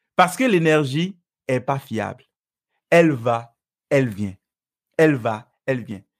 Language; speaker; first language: French; non-native, local second language; Fon